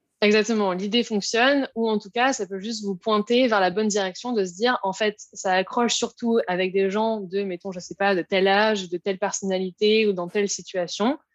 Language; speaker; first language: French; native; French